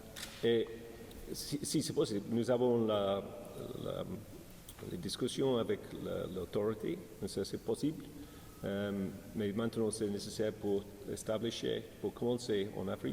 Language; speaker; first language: French; non-native, learner; English